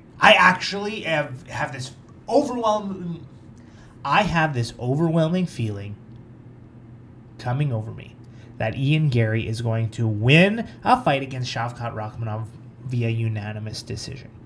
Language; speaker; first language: English; native; English